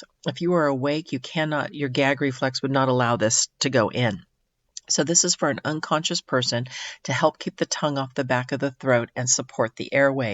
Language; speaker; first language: English; native; English